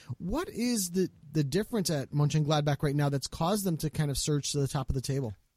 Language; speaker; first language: English; native; English